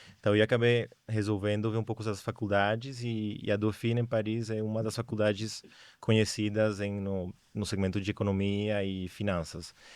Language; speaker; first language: Portuguese; non-native, fluent; Spanish